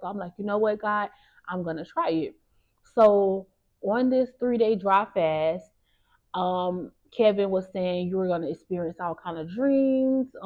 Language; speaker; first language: English; native; English